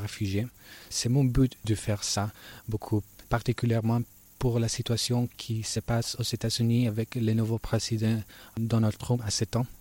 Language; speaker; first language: French; non-native, learner; Spanish